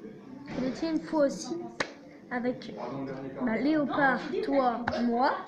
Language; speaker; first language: French; native; French